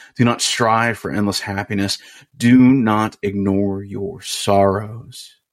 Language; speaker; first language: English; native; English